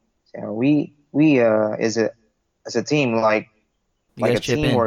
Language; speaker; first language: English; non-native, local second language; Filipino